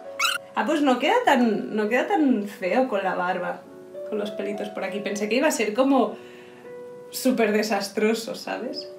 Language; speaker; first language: Spanish; native; Spanish